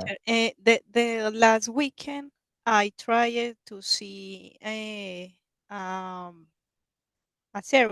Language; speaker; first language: English; non-native, learner; Spanish